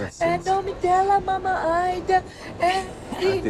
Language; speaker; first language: Portuguese; non-native, learner; English